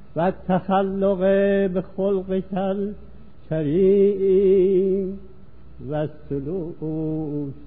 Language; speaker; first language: Persian; native; Persian